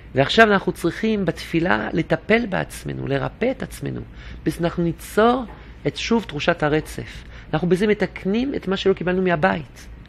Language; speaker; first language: Hebrew; non-native, fluent; French